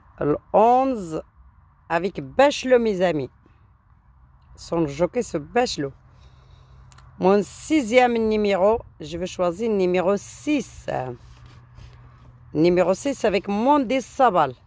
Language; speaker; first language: French; non-native, learner; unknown